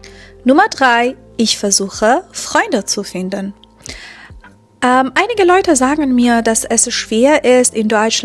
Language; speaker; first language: German; non-native, fluent; Persian